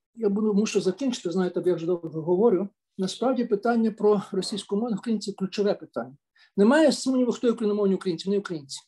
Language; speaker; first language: Ukrainian; native; Ukrainian